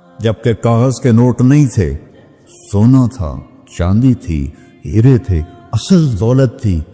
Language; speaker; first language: Urdu; non-native, local second language; Punjabi